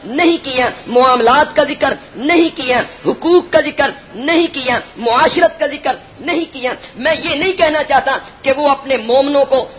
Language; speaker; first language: Urdu; non-native, local second language; Punjabi